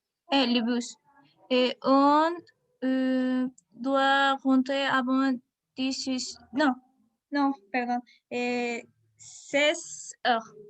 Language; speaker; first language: French; non-native, learner; Spanish